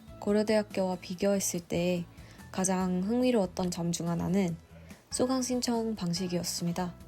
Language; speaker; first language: Korean; non-native, fluent; Vietnamese